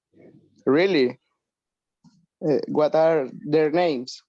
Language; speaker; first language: English; non-native, learner; Spanish